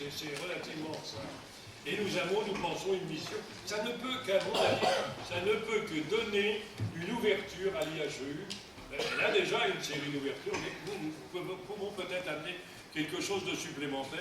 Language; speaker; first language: French; native; French